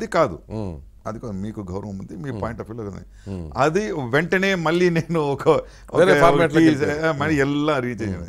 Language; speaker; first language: Telugu; non-native, learner; Tamil